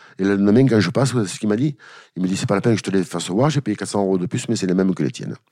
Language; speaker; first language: French; native; French